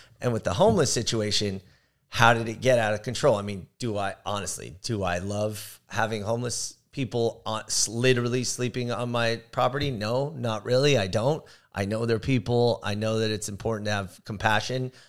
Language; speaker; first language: English; native; English